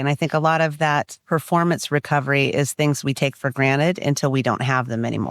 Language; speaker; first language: English; native; English